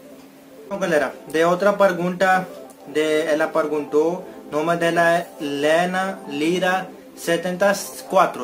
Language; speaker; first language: Portuguese; non-native, learner; Hindi